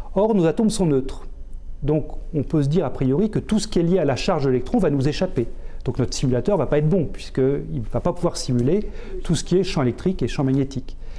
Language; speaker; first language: French; native; French